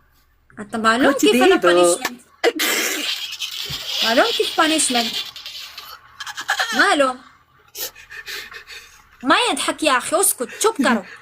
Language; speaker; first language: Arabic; non-native, learner; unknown